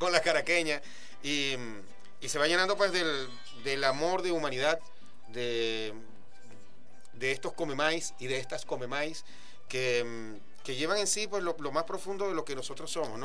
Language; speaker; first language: Spanish; native; Spanish